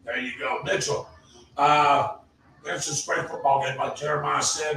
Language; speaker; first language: English; native; English